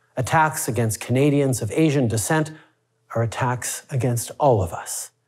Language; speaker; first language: English; early bilingual, other home language; French